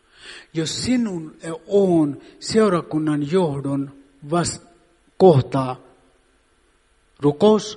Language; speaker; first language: Finnish; non-native, fluent; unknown